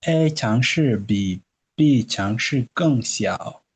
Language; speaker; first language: Chinese; non-native, learner; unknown